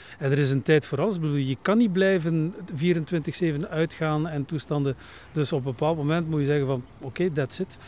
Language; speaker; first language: Dutch; native; Dutch